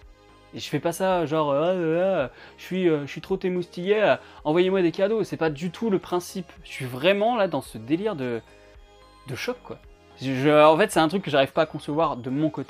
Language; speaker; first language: French; native; French